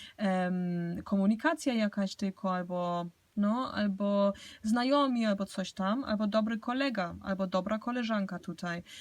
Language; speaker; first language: Polish; early bilingual, heritage; Polish